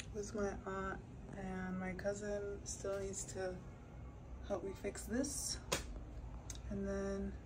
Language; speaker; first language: English; early bilingual, other home language; Spanish